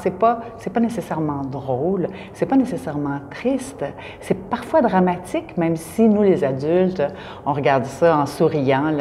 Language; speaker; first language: French; native; French